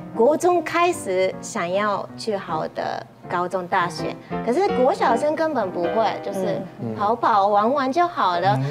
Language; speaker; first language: Chinese; non-native, fluent; Japanese